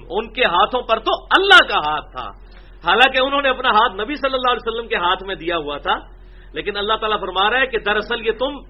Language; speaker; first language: Urdu; non-native, local second language; Punjabi